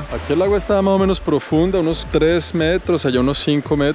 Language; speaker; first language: Spanish; native; Spanish